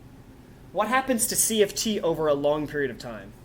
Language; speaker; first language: English; native; English